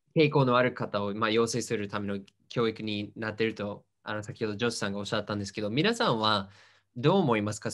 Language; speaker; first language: Japanese; non-native, fluent; English